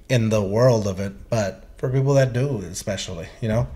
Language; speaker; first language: English; early bilingual, heritage; Spanish